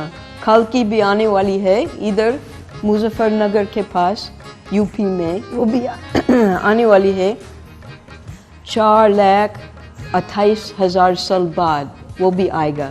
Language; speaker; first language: Hindi; non-native, fluent; English